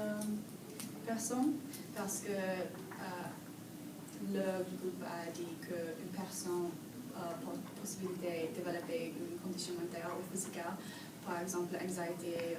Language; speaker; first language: French; non-native, learner; English